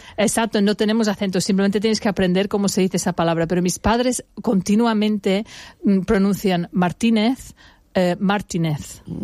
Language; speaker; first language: Spanish; non-native, fluent; English